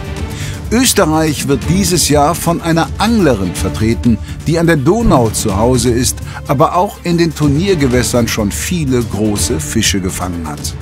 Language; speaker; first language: German; native; German